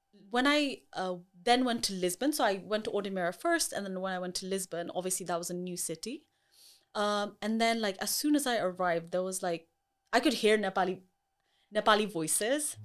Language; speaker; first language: English; early bilingual, other home language; Nepali